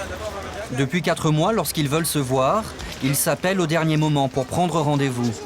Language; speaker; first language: French; native; French